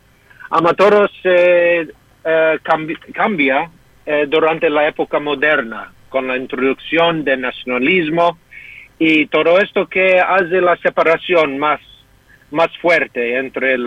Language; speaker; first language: Spanish; non-native, fluent; English